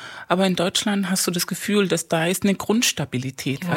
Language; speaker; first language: German; non-native, fluent; Spanish